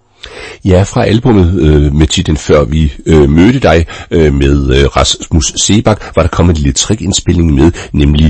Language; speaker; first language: Danish; native; Danish